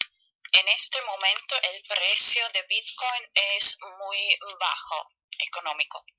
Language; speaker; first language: Spanish; non-native, fluent; German